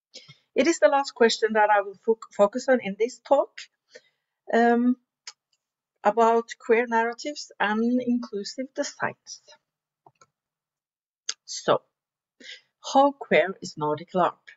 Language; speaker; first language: English; non-native, fluent; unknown